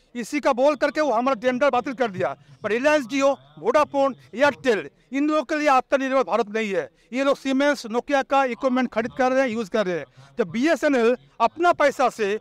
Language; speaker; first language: Hindi; non-native, local second language; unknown